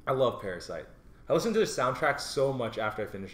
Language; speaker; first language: English; native; English